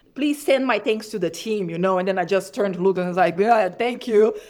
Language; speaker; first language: English; non-native, fluent; Portuguese